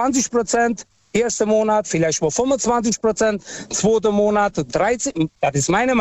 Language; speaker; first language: German; non-native, fluent; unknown